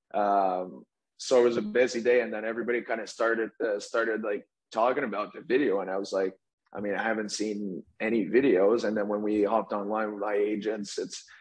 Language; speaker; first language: English; native; English